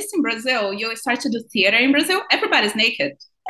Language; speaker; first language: English; non-native, fluent; Portuguese